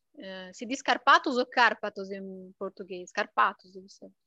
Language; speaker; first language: Portuguese; non-native, fluent; Romanian